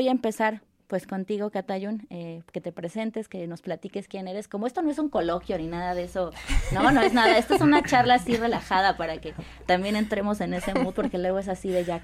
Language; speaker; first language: Spanish; native; Spanish